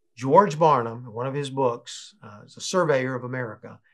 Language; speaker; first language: English; native; English